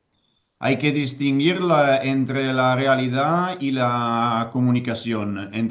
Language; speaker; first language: Spanish; non-native, fluent; Italian